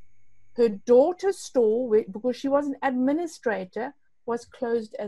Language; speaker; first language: English; non-native, local second language; Afrikaans